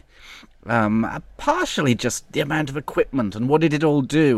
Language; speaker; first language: English; native; English